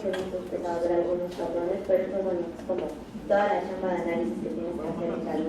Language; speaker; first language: Spanish; native; Spanish